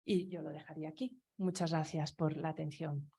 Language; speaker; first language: Spanish; non-native, local second language; Galician